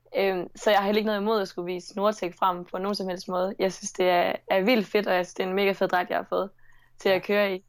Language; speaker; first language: Danish; native; Danish